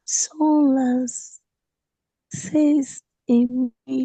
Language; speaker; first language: Spanish; non-native, learner; English